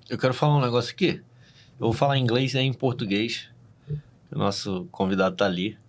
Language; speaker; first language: Portuguese; native; Portuguese